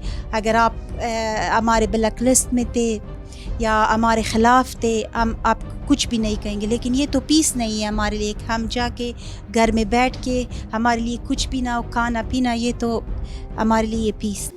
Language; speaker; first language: Hindi; non-native, fluent; Punjabi